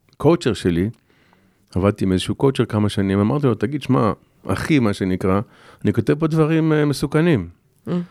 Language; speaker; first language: Hebrew; native; Hebrew